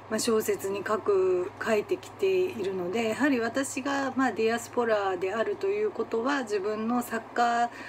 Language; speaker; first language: Japanese; native; Japanese